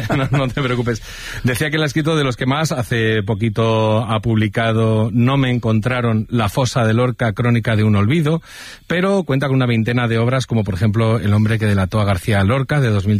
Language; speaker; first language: Spanish; native; Spanish